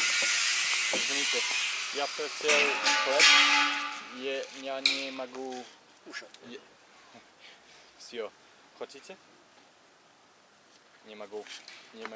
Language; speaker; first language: Russian; non-native, learner; English